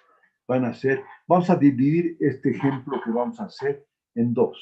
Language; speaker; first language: Spanish; native; Spanish